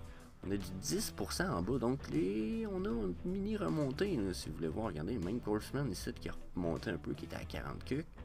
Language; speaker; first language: French; native; French